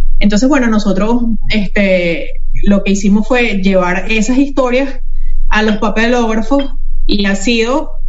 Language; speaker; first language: Spanish; native; Spanish